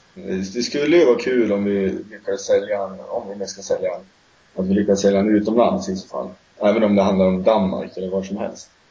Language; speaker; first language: Swedish; native; Swedish